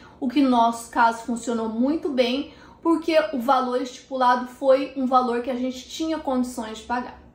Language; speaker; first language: Portuguese; native; Portuguese